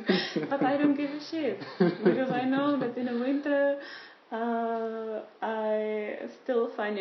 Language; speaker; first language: English; non-native, fluent; Czech